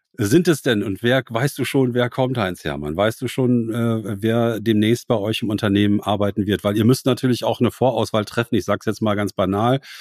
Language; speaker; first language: German; native; German